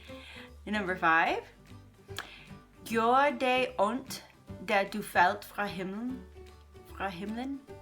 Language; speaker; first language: Danish; non-native, learner; English